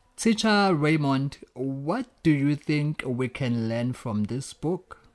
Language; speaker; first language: English; non-native, local second language; Zulu